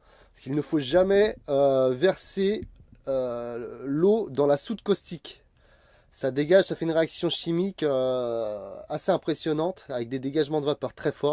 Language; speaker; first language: French; native; French